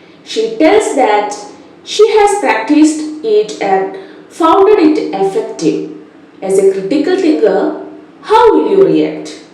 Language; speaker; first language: English; non-native, local second language; Malayalam